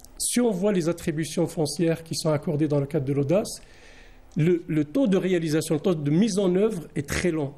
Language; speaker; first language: French; non-native, local second language; Arabic